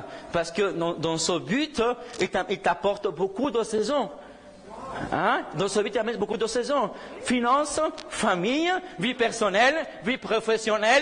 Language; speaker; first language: French; non-native, fluent; Spanish